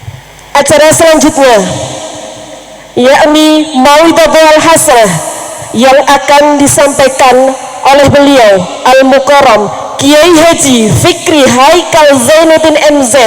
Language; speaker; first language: Indonesian; native; Indonesian